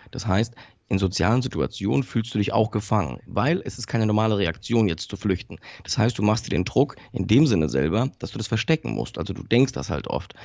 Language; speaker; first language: German; early bilingual, other home language; Polish